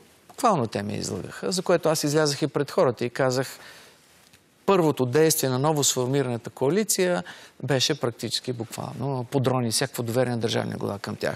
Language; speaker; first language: Bulgarian; native; Bulgarian